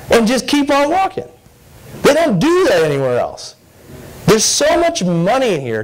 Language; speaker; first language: English; native; English